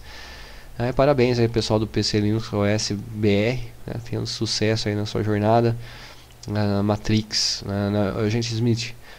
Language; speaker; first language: Portuguese; native; Portuguese